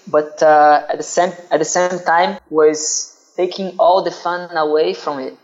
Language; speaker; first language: English; non-native, fluent; Portuguese